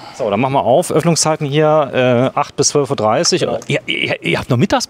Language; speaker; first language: German; native; German